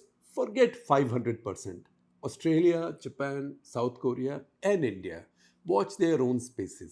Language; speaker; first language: English; non-native, local second language; Hindi